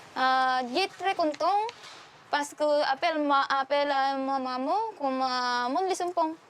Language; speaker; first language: French; non-native, learner; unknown